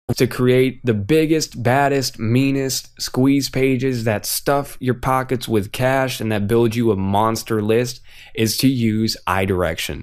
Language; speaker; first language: English; native; English